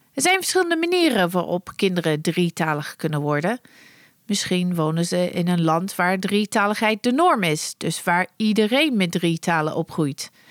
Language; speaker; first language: Dutch; non-native, fluent; English